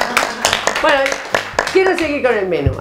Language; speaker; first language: Spanish; native; Spanish